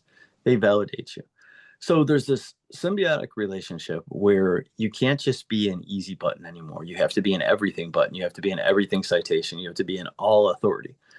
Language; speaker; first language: English; native; English